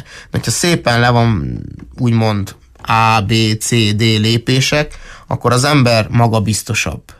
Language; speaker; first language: Hungarian; native; Hungarian